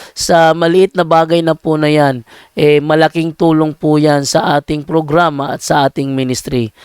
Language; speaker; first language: Filipino; non-native, local second language; Cebuano